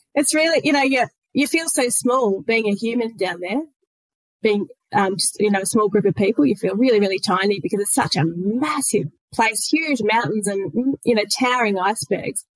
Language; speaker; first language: English; native; English